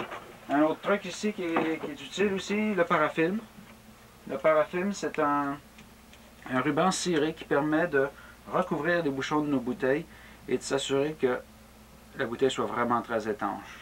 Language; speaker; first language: French; native; French